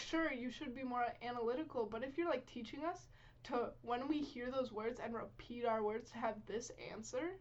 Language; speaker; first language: English; native; English